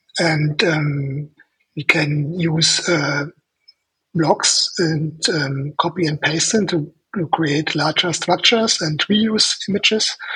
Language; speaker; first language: English; non-native, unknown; German